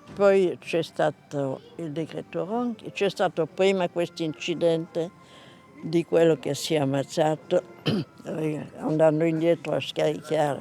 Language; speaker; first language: Italian; non-native, fluent; French